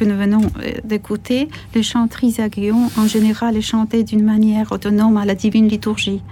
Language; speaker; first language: French; non-native, fluent; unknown